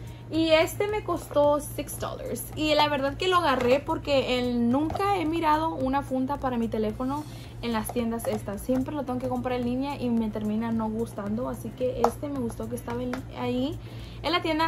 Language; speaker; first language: Spanish; early bilingual, heritage; Spanish